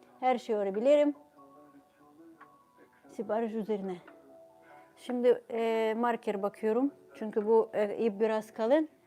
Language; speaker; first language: Turkish; non-native, fluent; Ukrainian